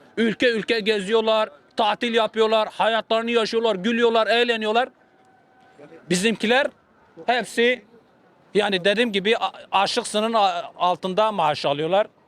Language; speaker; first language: Turkish; native; Turkish